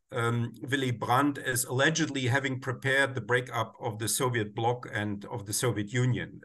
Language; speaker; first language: English; non-native, fluent; German